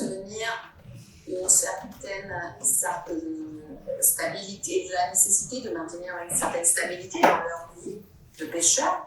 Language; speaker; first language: French; non-native, fluent; Italian